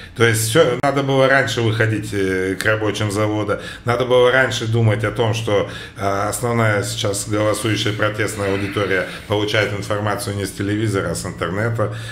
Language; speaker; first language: Russian; native; Russian